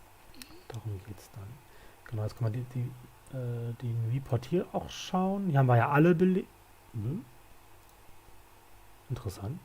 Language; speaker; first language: German; native; German